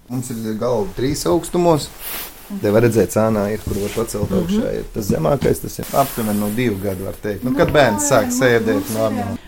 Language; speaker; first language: Latvian; native; Latvian